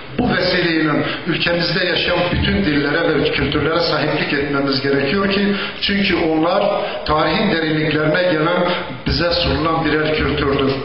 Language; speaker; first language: Turkish; non-native, local second language; Zaza